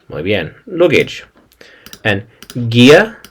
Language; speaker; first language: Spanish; non-native, learner; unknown